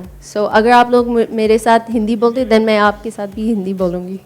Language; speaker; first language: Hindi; non-native, learner; English